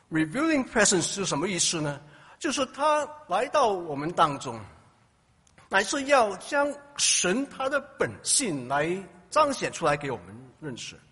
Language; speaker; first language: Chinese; native; Chinese